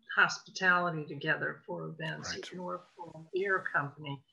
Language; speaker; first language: English; native; English